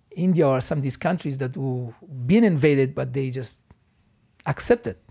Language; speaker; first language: English; non-native, fluent; Persian